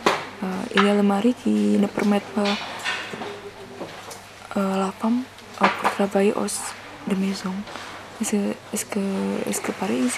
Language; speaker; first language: French; non-native, learner; Indonesian